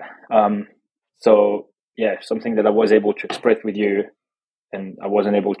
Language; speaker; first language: English; non-native, fluent; French